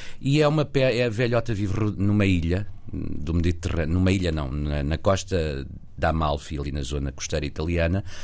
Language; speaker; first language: Portuguese; native; Portuguese